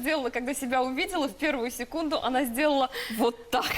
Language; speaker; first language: Russian; native; Russian